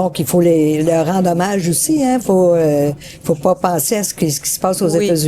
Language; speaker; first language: French; native; French